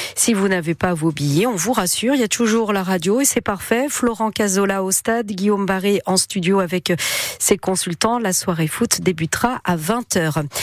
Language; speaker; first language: French; native; French